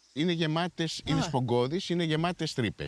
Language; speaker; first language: Greek; native; Greek